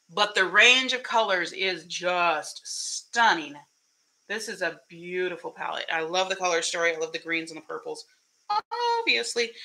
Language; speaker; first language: English; early bilingual, other home language; Spanish